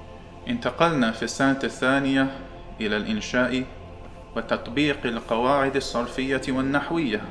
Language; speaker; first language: Arabic; non-native, fluent; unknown